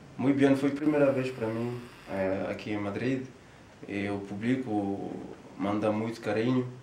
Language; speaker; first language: Spanish; non-native, learner; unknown